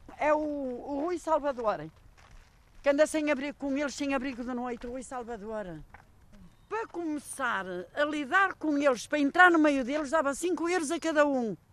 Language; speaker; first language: Portuguese; native; Portuguese